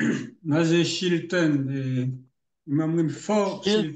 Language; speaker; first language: Hebrew; non-native, fluent; French